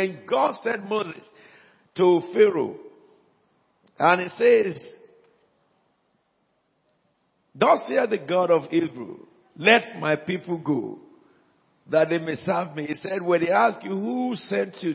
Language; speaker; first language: English; non-native, local second language; Yoruba